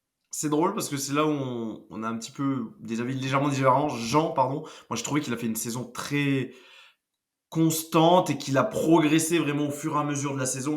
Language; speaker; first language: French; native; French